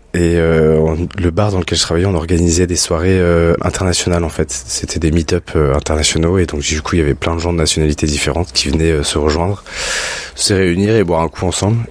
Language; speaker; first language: French; native; French